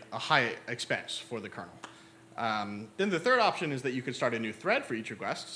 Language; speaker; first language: English; native; English